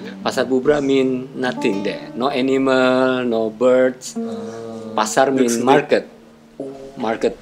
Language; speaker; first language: English; non-native, fluent; Indonesian